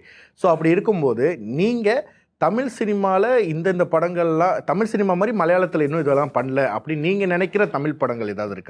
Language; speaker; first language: Tamil; native; Tamil